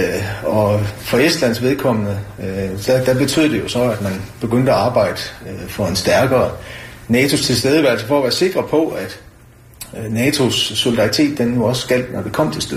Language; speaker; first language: Danish; native; Danish